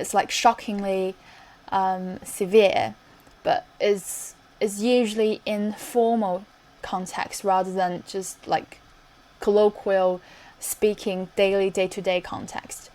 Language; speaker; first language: English; non-native, fluent; Chinese